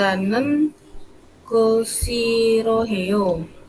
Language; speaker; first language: Korean; non-native, learner; Indonesian